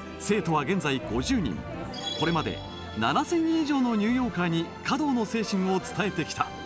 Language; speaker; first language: Japanese; native; Japanese